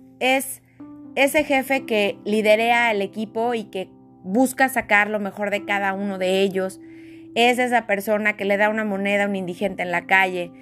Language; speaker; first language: Spanish; native; Spanish